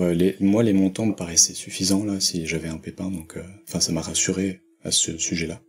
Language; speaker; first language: French; native; French